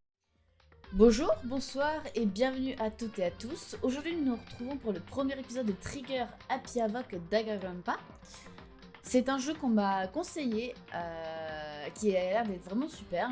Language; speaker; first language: French; native; French